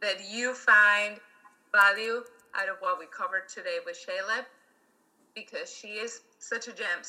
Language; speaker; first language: English; non-native, fluent; Spanish